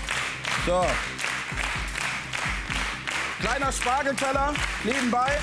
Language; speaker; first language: German; native; German